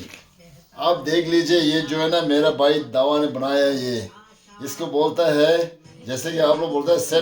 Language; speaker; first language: Hindi; non-native, local second language; Tibetan